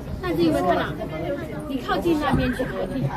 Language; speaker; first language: Chinese; native; Chinese